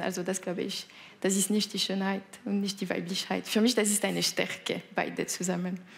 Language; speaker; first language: German; non-native, local second language; French